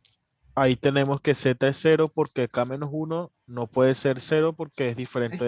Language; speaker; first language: Spanish; native; Spanish